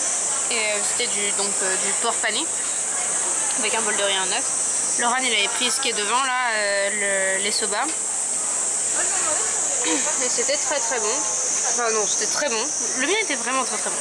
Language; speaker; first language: French; native; French